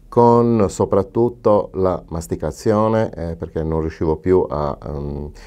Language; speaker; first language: Italian; native; Italian